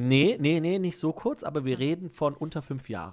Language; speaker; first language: German; native; German